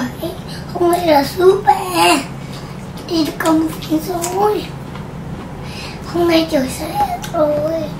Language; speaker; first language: Vietnamese; early bilingual, heritage; Vietnamese